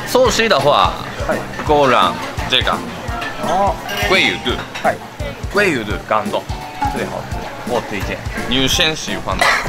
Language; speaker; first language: Chinese; non-native, learner; Japanese